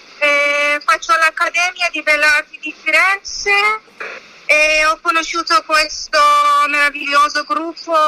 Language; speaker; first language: Italian; non-native, fluent; Persian